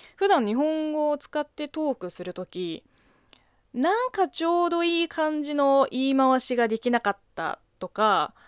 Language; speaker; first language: Japanese; non-native, fluent; Chinese